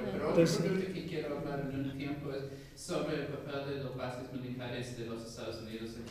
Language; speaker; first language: Spanish; non-native, fluent; English